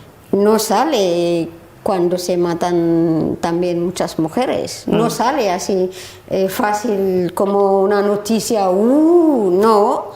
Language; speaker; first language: Spanish; non-native, learner; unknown